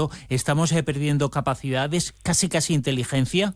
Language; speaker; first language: Spanish; native; Spanish